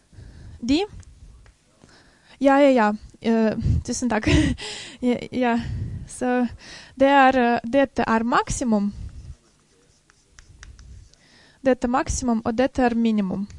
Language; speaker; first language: Norwegian; non-native, fluent; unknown